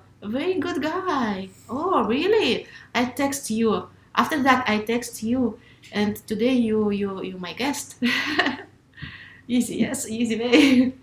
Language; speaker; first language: English; non-native, learner; Russian